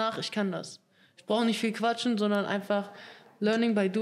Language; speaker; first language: German; early bilingual, other home language; Russian